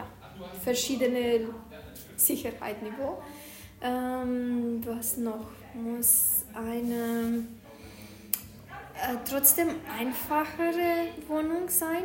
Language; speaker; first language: German; non-native, fluent; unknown